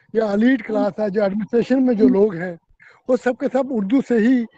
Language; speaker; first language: Hindi; non-native, local second language; Punjabi